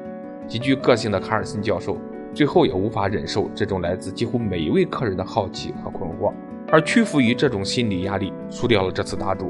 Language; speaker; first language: Chinese; native; Chinese